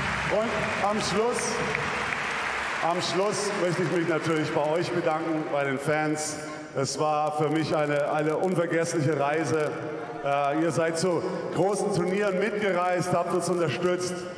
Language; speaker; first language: German; native; German